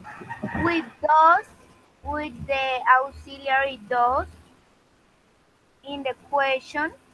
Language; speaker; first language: English; non-native, learner; Spanish